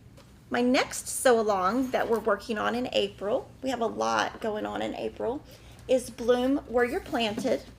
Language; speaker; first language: English; native; English